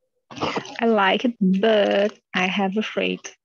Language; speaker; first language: English; non-native, learner; Portuguese